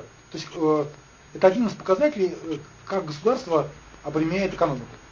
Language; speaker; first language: Russian; native; Russian